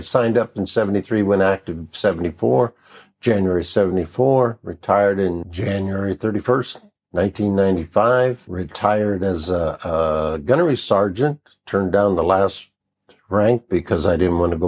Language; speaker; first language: English; native; English